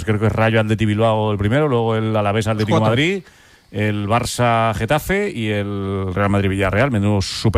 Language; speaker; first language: Spanish; native; Spanish